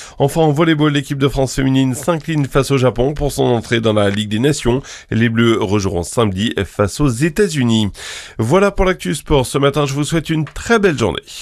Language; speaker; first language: French; native; French